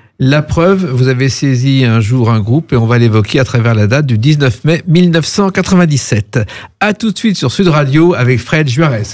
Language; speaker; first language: French; native; French